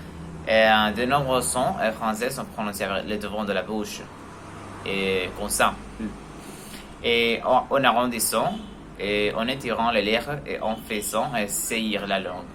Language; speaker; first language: French; non-native, learner; Spanish